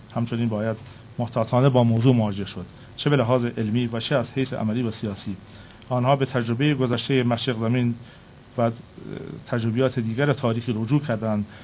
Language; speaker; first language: Persian; non-native, local second language; Kurdish